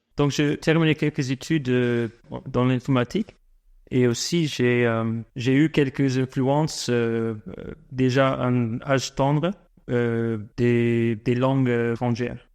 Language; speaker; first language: French; non-native, fluent; English